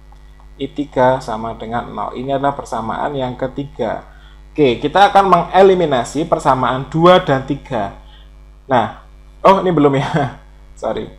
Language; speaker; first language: Indonesian; native; Indonesian